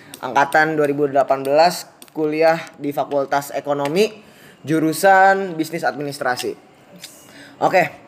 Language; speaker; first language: Indonesian; native; Indonesian